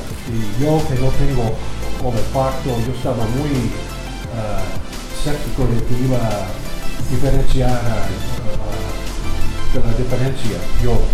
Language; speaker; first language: Spanish; non-native, learner; English